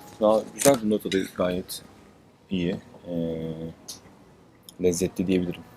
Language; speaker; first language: Turkish; native; Turkish